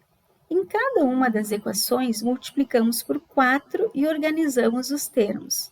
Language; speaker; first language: Portuguese; native; Portuguese